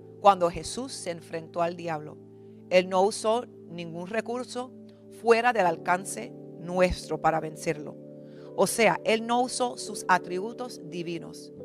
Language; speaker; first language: Spanish; early bilingual, heritage; Spanish